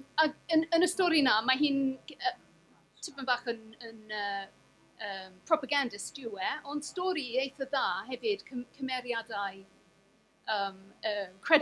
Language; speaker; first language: Welsh; non-native, fluent; English